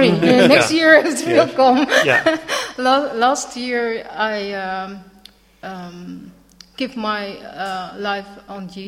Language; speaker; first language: English; non-native, learner; Dutch